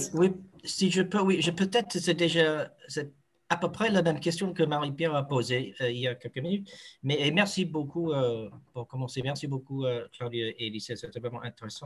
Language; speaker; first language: French; non-native, fluent; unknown